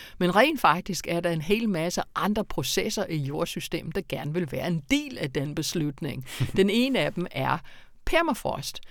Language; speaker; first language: Danish; non-native, fluent; English